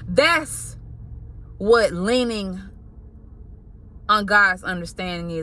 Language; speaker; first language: English; native; English